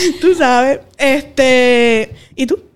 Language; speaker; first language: Spanish; native; Spanish